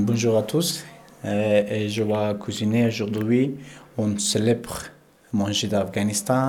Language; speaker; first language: French; non-native, learner; Pashto